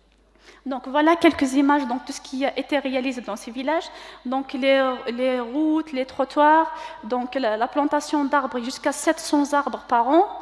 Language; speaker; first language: French; non-native, local second language; Kabyle